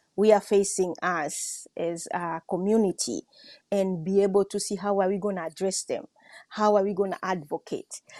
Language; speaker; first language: English; non-native, local second language; Swahili